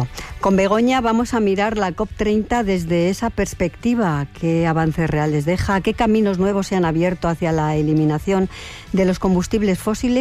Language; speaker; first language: Spanish; native; Spanish